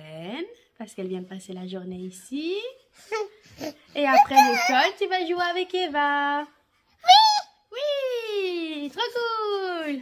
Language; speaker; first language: French; native; French